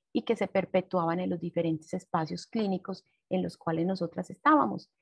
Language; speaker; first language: Spanish; native; Spanish